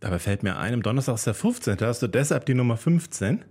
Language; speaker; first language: German; native; German